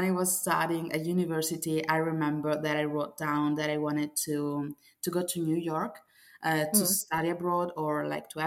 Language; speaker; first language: English; non-native, fluent; Italian